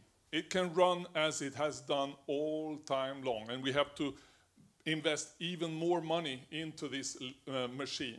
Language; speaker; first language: English; non-native, fluent; Swedish